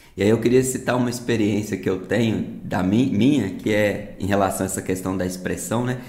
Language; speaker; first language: Portuguese; non-native, fluent; Korean